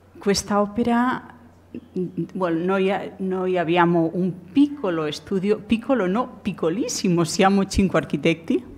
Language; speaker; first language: Italian; non-native, learner; Spanish